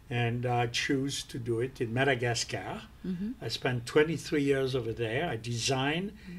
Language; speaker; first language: English; non-native, fluent; French